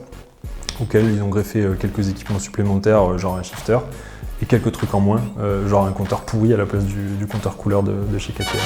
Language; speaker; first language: French; native; French